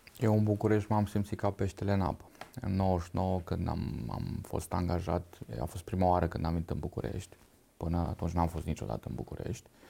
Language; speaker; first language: Romanian; non-native, local second language; Hungarian